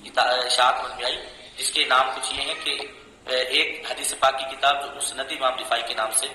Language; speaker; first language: Urdu; native; Urdu